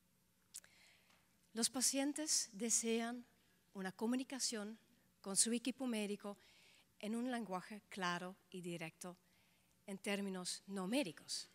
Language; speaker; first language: Spanish; non-native, fluent; Dutch